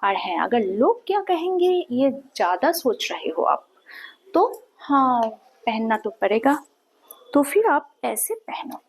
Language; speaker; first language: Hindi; non-native, local second language; Bangla